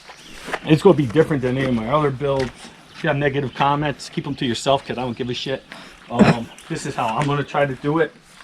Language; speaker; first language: English; native; English